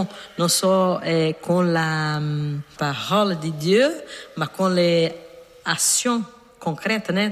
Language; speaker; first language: French; non-native, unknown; Portuguese